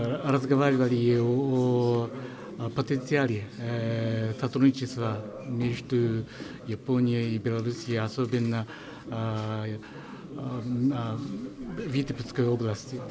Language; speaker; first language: Russian; non-native, fluent; Japanese